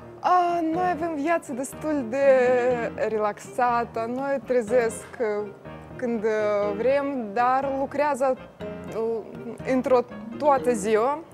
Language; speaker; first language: Romanian; non-native, learner; Russian